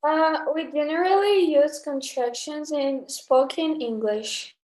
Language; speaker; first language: English; non-native, learner; Portuguese